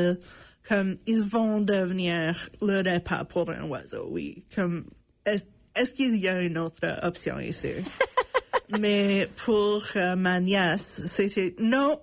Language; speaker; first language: French; non-native, local second language; English